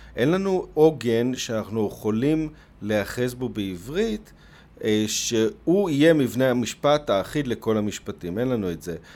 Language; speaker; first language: Hebrew; native; Hebrew